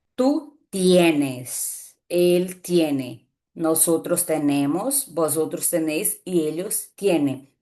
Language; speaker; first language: Spanish; non-native, fluent; Portuguese